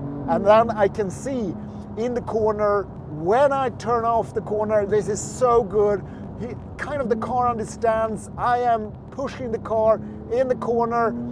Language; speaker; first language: English; non-native, fluent; Swedish